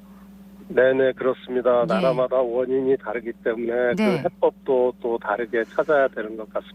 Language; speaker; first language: Korean; native; Korean